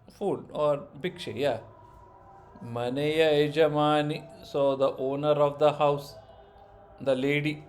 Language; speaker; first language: English; non-native, local second language; Kannada